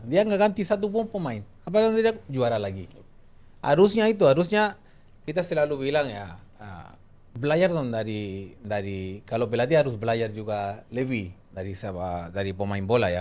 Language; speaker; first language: Indonesian; non-native, fluent; Spanish